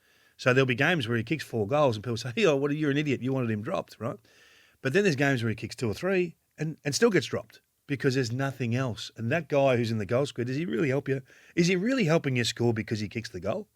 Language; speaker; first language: English; native; English